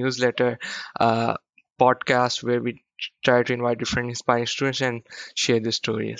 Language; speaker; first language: English; non-native, local second language; Urdu